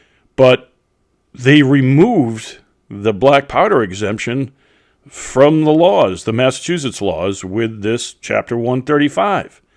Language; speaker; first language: English; native; English